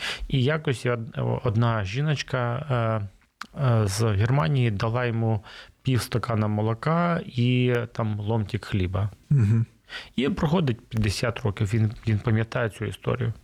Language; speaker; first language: Ukrainian; non-native, local second language; Russian